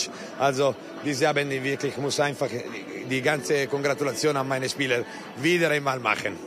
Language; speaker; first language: German; non-native, local second language; Italian